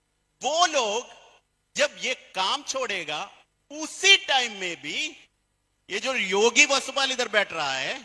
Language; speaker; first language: Hindi; non-native, fluent; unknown